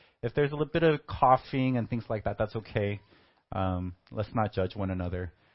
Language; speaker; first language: English; native; English